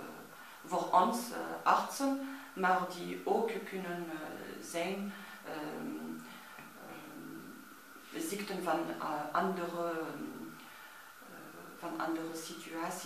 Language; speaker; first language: Dutch; non-native, learner; French